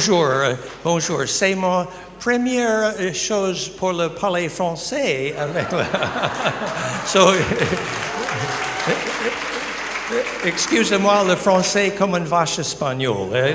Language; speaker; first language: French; non-native, learner; English